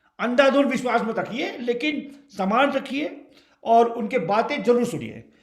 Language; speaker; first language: Hindi; non-native, local second language; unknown